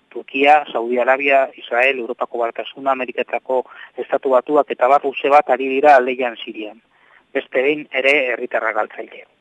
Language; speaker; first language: Basque; native; Basque